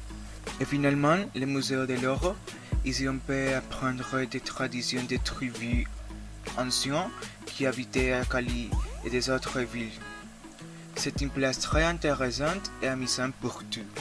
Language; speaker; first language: French; non-native, learner; Spanish